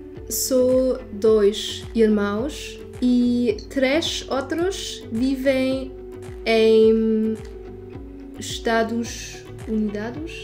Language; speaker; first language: Portuguese; non-native, learner; German